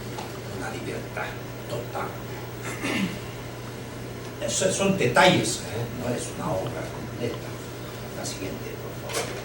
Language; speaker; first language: Spanish; non-native, learner; Chinese